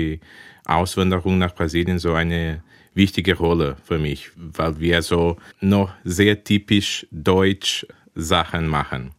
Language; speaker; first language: German; early bilingual, heritage; German